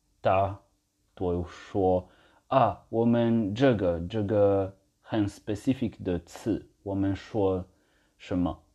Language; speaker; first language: Chinese; non-native, learner; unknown